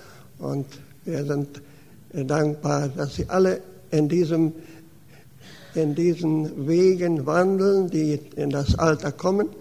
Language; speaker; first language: German; early bilingual, heritage; German